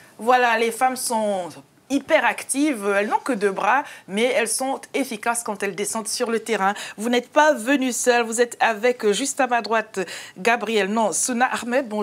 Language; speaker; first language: French; native; French